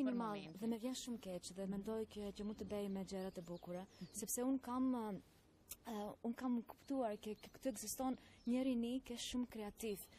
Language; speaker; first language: Albanian; non-native, learner; Greek